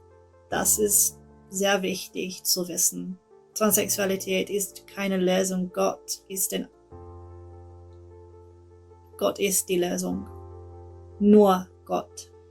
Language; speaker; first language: German; non-native, learner; English